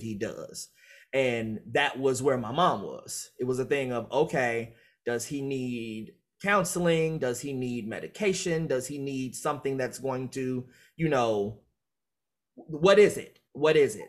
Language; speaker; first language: English; native; English